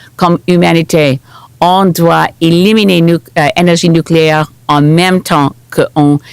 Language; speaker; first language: French; non-native, local second language; English